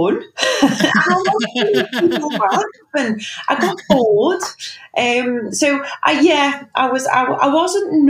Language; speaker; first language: English; native; English